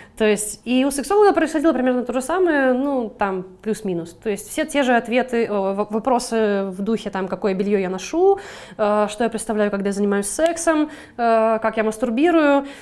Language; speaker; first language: Russian; native; Russian